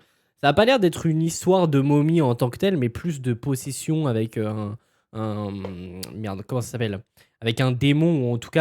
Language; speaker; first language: French; native; French